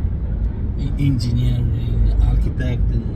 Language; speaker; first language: English; non-native, learner; Albanian